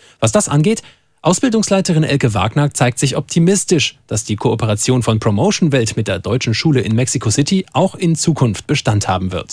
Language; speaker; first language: German; native; German